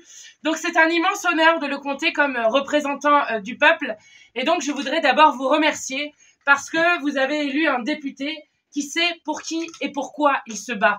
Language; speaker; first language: French; native; French